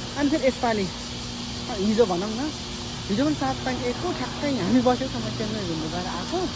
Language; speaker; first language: Nepali; native; Nepali